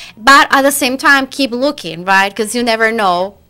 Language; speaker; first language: English; non-native, fluent; Spanish